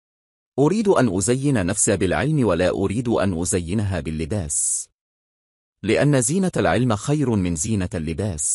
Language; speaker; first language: Arabic; non-native, fluent; Bangla